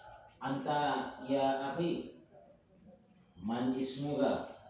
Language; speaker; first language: Arabic; non-native, fluent; Indonesian